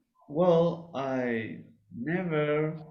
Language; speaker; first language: English; non-native, learner; Spanish